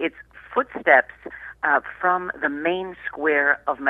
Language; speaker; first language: English; native; English